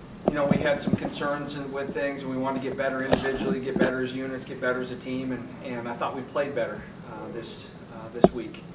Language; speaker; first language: English; native; English